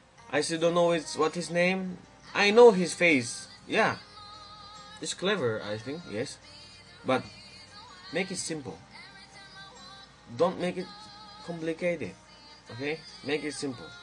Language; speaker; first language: English; non-native, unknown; Chinese